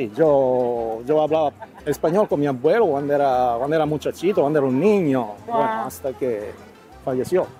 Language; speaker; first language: Spanish; early bilingual, heritage; Italian